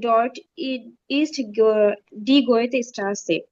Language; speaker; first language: German; non-native, learner; Bangla